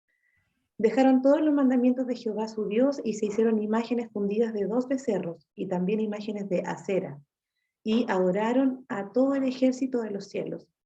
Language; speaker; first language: Spanish; non-native, fluent; Portuguese